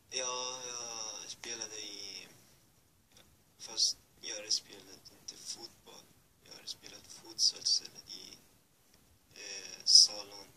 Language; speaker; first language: Swedish; early bilingual, other home language; Persian